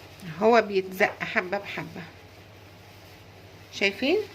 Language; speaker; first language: Arabic; native; Arabic